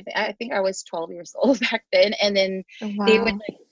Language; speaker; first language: English; non-native, local second language; Filipino